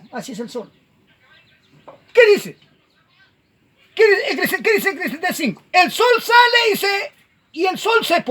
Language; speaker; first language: Spanish; native; Spanish